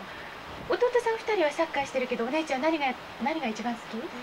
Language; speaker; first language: Japanese; native; Japanese